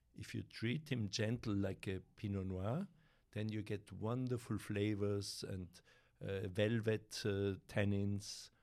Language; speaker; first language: English; non-native, fluent; German